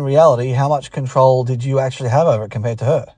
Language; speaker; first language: English; native; English